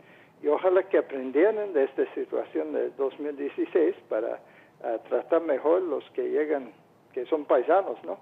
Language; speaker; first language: Spanish; non-native, fluent; English